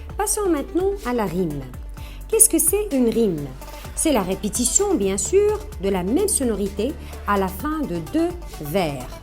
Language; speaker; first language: French; non-native, local second language; Arabic